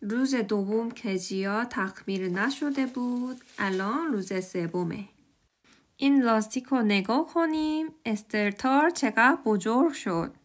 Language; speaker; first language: Persian; non-native, learner; Korean